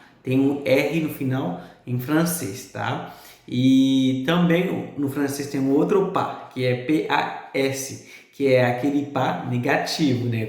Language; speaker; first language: Portuguese; non-native, fluent; Haitian Creole